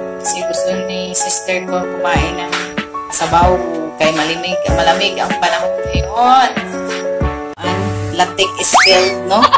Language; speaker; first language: Filipino; non-native, local second language; Cebuano